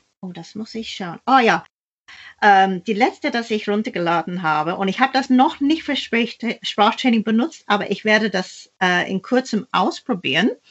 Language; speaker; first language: German; non-native, fluent; English